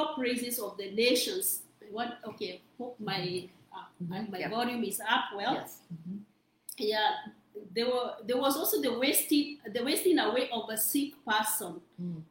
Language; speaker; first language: English; non-native, local second language; Kikuyu